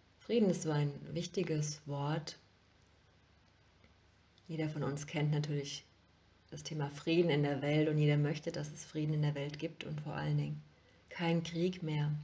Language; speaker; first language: German; native; German